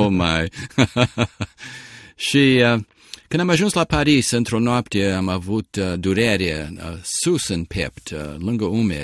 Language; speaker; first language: Romanian; early bilingual, heritage; Romanian